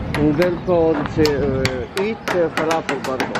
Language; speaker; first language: English; non-native, learner; Arabic